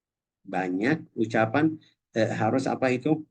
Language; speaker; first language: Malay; non-native, fluent; Arabic